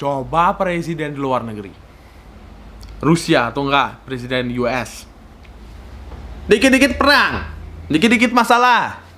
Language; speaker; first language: Indonesian; non-native, fluent; Russian